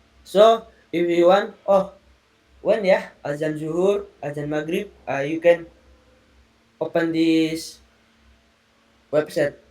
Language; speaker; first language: English; non-native, learner; Indonesian